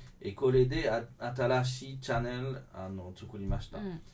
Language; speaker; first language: Japanese; non-native, fluent; French